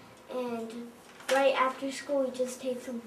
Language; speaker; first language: English; native; English